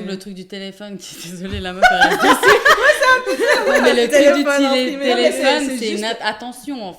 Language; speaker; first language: French; native; French